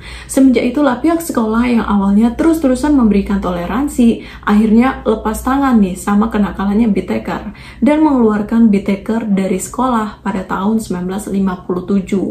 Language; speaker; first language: Indonesian; native; Indonesian